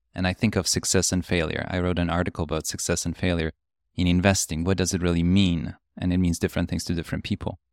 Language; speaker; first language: English; early bilingual, other home language; Polish